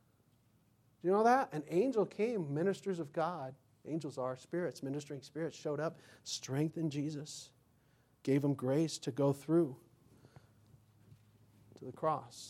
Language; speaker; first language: English; native; English